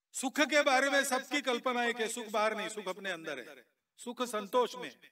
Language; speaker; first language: Hindi; non-native, local second language; Marathi